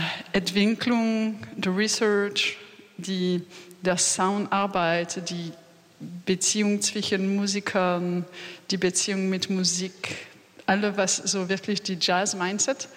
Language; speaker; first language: German; non-native, learner; French